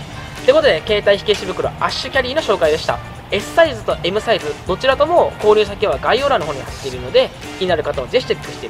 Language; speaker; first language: Japanese; native; Japanese